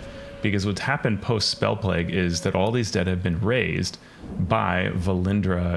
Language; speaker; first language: English; native; English